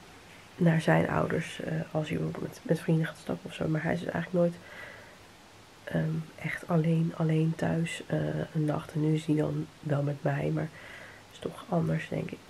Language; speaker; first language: Dutch; native; Dutch